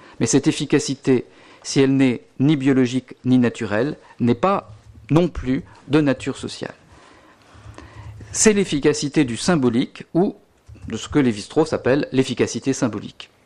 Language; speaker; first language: French; native; French